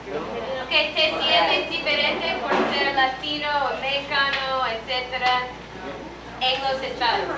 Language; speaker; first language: Spanish; early bilingual, other home language; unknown